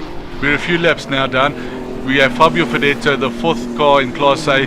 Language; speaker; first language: English; native; English